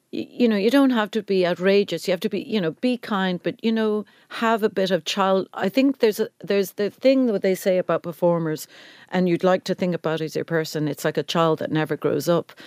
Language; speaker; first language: English; native; English